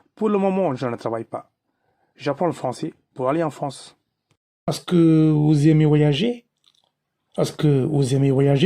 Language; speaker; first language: French; non-native, fluent; Tamil